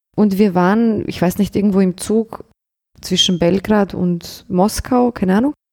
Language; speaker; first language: German; early bilingual, other home language; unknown